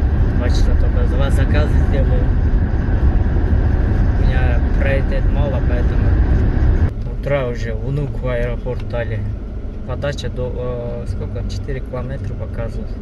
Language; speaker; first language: Russian; non-native, learner; Kyrgyz